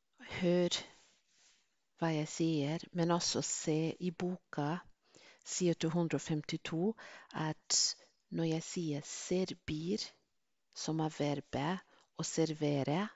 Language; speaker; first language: Norwegian; non-native, fluent; Spanish